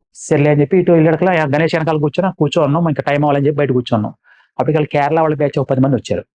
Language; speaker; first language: Telugu; non-native, local second language; Malayalam